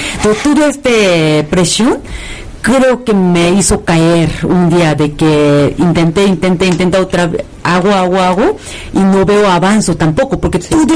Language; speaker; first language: Spanish; non-native, fluent; Korean